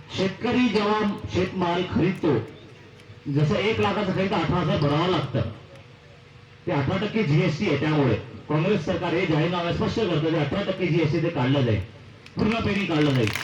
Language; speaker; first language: Marathi; non-native, local second language; Bhili